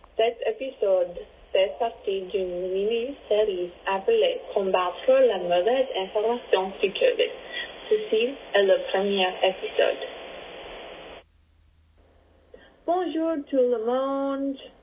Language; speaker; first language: French; non-native, learner; English